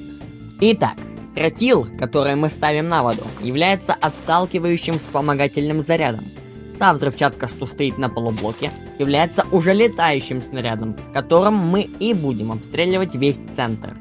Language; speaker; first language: Russian; native; Russian